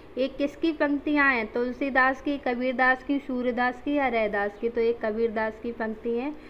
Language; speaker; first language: Hindi; native; Hindi